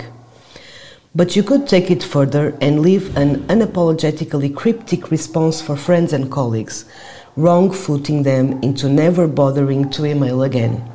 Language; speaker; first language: English; non-native, fluent; Portuguese